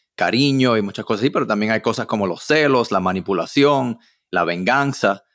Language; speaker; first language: Spanish; early bilingual, heritage; Spanish